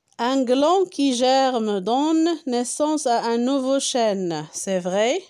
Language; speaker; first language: French; non-native, local second language; Arabic